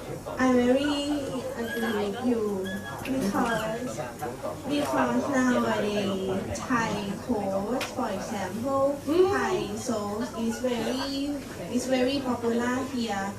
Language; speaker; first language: English; non-native, learner; Thai